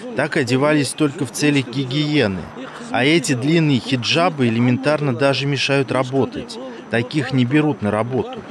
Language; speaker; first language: Russian; non-native, local second language; Kazakh